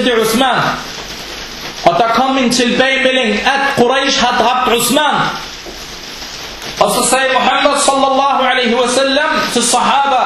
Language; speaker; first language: Danish; non-native, fluent; Arabic